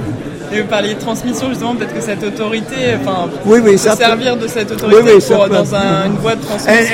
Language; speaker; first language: French; native; French